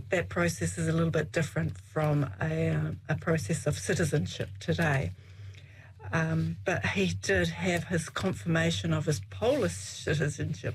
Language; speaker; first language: English; native; English